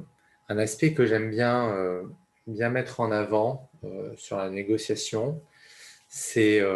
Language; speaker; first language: French; native; French